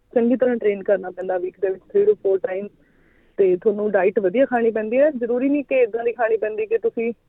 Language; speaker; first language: Punjabi; native; Punjabi